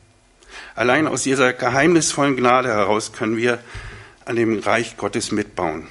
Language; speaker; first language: German; native; German